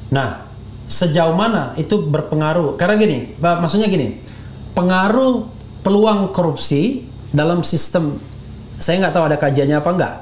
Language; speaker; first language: Indonesian; native; Indonesian